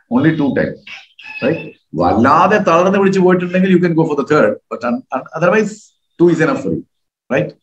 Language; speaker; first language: English; non-native, local second language; Malayalam